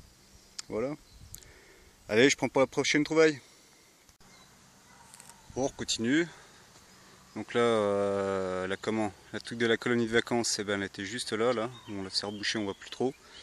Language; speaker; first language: French; native; French